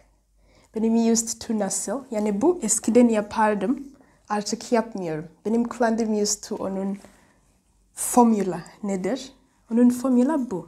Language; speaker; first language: Turkish; non-native, learner; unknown